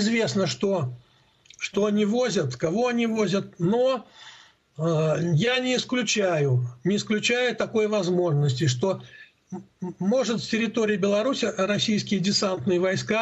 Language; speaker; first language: Russian; native; Russian